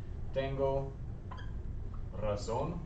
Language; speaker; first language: Spanish; non-native, learner; English